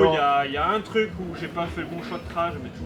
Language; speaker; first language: French; native; French